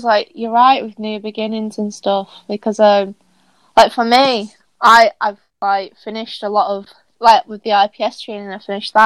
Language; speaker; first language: English; native; English